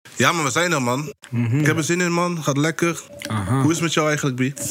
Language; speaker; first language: Dutch; early bilingual, other home language; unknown